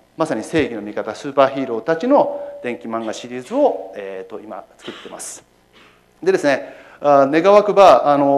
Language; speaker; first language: Japanese; native; Japanese